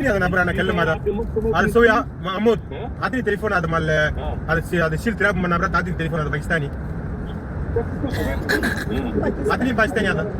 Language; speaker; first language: Arabic; non-native, learner; Hindi